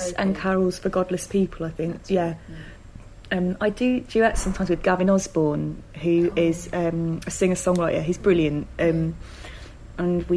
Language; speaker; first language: English; native; English